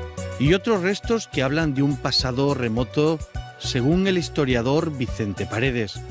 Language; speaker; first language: Spanish; native; Spanish